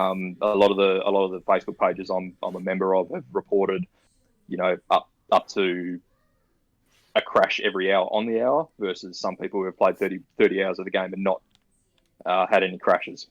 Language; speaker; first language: English; native; English